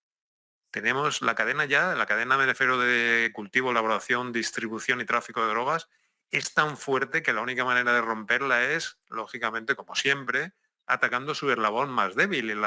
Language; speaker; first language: Spanish; native; Spanish